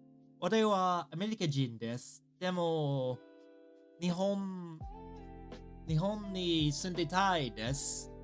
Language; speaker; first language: Japanese; non-native, learner; English